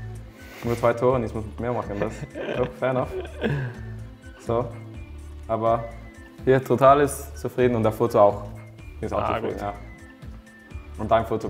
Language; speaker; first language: German; non-native, learner; Danish